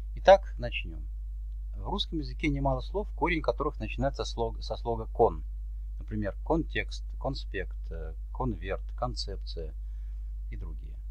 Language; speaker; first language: Russian; native; Russian